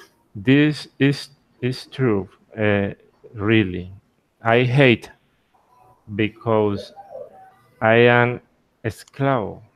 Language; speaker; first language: English; non-native, learner; Spanish